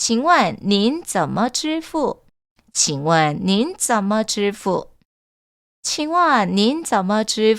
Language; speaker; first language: Chinese; non-native, fluent; Korean